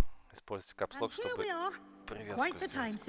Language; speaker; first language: Russian; native; Russian